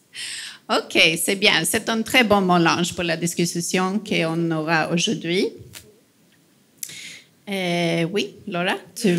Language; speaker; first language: French; non-native, fluent; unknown